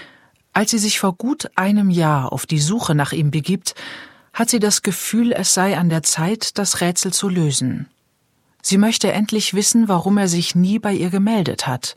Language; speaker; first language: German; native; German